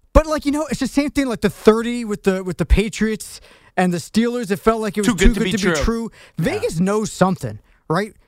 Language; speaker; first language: English; native; English